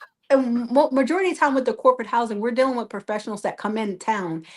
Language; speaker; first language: English; native; English